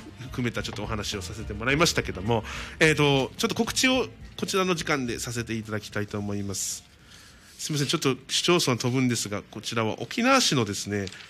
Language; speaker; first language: Japanese; native; Japanese